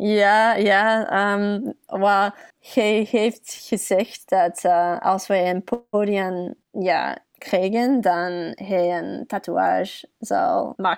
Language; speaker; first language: Dutch; early bilingual, heritage; English